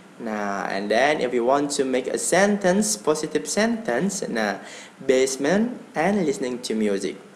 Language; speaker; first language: English; non-native, learner; Indonesian